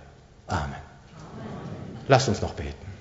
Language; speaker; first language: German; native; German